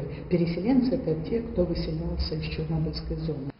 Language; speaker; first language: Russian; native; Russian